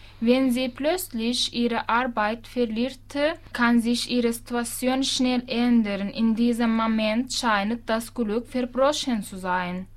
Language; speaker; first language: German; non-native, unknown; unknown